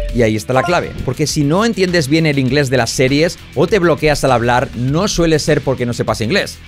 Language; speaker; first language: Spanish; native; Spanish